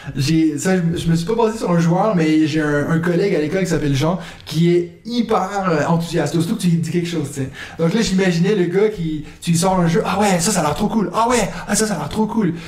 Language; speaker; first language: French; non-native, local second language; German